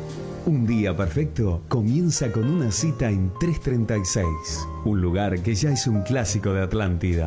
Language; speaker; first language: Spanish; native; Spanish